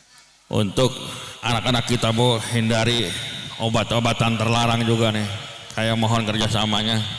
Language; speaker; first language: Indonesian; native; Indonesian